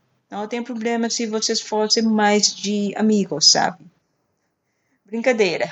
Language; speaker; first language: Portuguese; non-native, fluent; Filipino